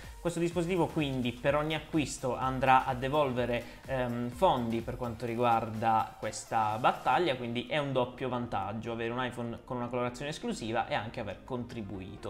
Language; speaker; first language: Italian; native; Italian